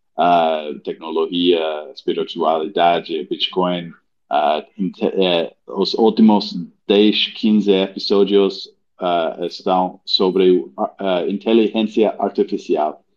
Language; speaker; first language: Portuguese; non-native, learner; English